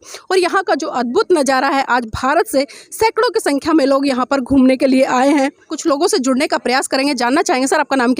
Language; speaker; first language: Hindi; native; Hindi